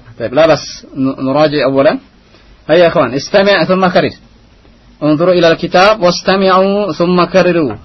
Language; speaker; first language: Arabic; non-native, fluent; Indonesian